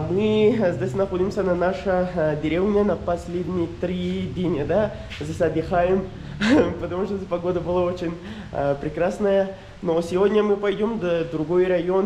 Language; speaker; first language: Russian; non-native, learner; Pashto